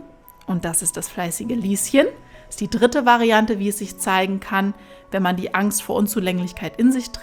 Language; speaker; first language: German; native; German